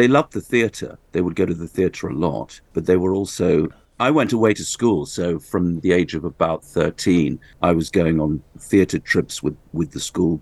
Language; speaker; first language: English; native; English